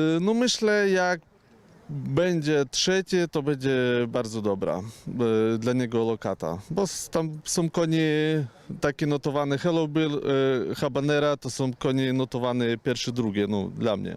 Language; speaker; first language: Polish; non-native, fluent; Ukrainian